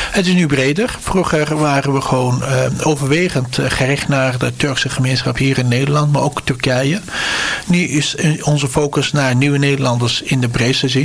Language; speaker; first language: Dutch; non-native, fluent; Turkish